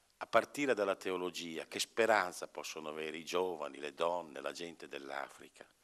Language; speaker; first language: Italian; native; Italian